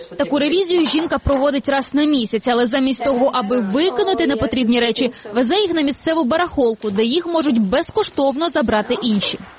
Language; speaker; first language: Ukrainian; native; Ukrainian